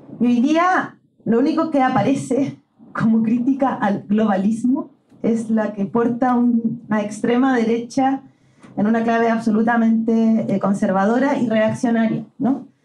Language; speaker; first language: Spanish; native; Spanish